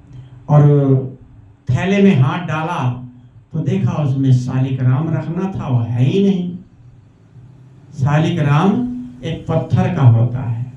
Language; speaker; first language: Hindi; native; Hindi